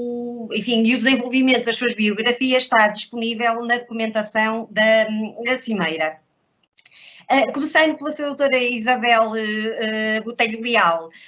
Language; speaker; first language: Portuguese; native; Portuguese